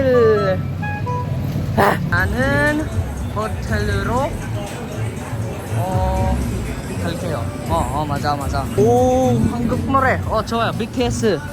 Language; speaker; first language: Korean; non-native, learner; Filipino